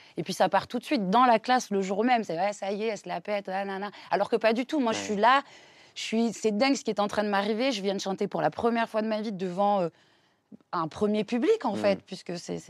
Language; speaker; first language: French; native; French